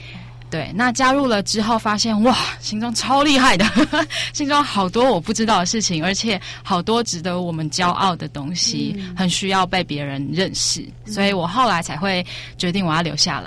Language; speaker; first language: Chinese; native; Chinese